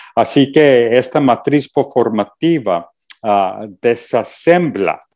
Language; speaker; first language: Spanish; early bilingual, heritage; Spanish